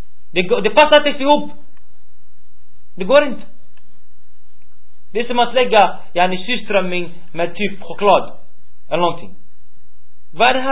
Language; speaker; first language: Swedish; early bilingual, other home language; Arabic